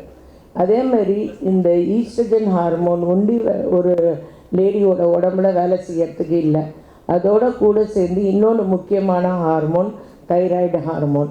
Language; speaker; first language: Tamil; native; Tamil